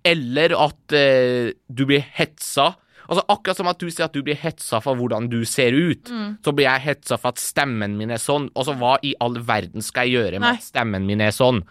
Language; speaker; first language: Norwegian; early bilingual, other home language; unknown